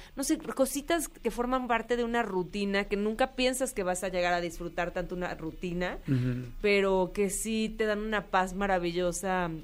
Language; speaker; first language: Spanish; native; Spanish